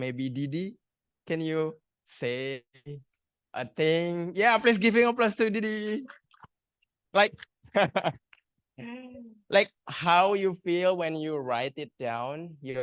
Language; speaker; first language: English; non-native, learner; Indonesian